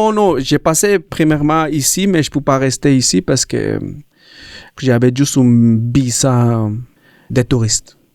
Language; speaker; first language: French; non-native, learner; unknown